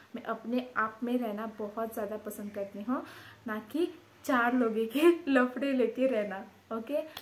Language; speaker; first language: Hindi; non-native, local second language; Konkani